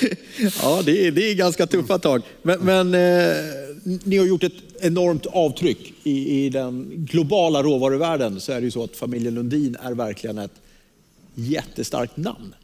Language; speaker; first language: Swedish; native; Swedish